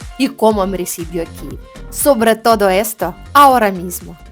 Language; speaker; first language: Spanish; non-native, learner; Ukrainian